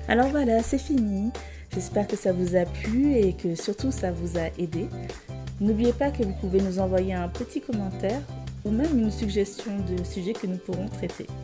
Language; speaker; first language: French; native; French